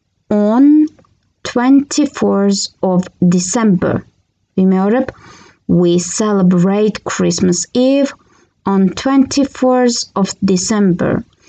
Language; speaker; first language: English; non-native, fluent; Georgian